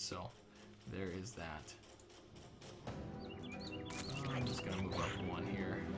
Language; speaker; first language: English; native; English